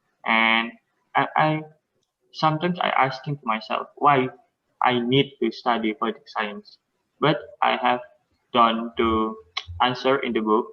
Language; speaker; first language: English; non-native, learner; Indonesian